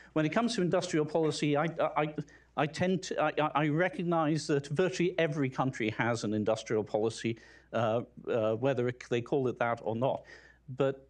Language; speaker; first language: English; native; English